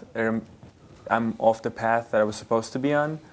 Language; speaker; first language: English; early bilingual, other home language; Yiddish